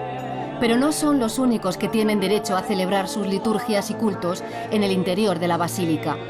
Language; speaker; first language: Spanish; native; Spanish